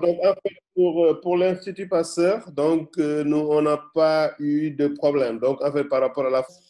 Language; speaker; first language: French; non-native, local second language; Wolof